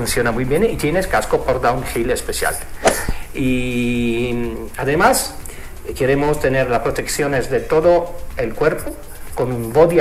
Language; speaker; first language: Spanish; non-native, fluent; Italian